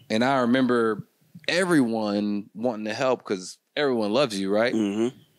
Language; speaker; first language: English; native; English